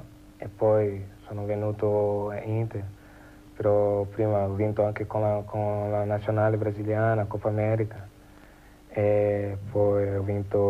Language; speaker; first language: Italian; non-native, learner; Portuguese